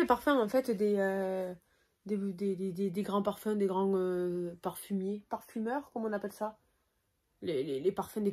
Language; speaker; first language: French; native; French